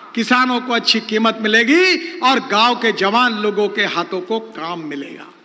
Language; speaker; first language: Hindi; non-native, local second language; Marathi